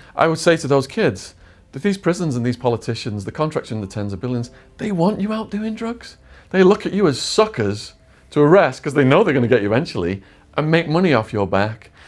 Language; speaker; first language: English; native; English